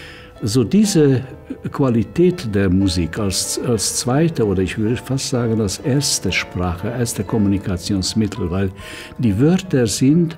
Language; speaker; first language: German; non-native, fluent; Hungarian